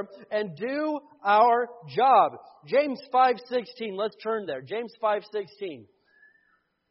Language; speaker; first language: English; native; English